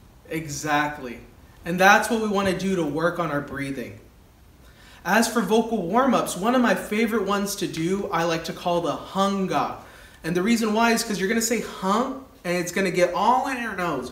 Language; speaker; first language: English; native; English